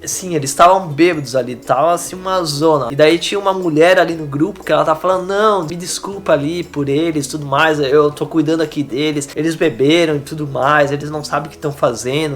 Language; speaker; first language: Portuguese; native; Portuguese